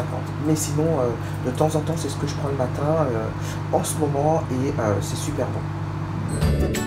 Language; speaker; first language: French; native; French